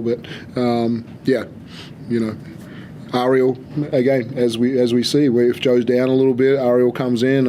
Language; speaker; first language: English; native; English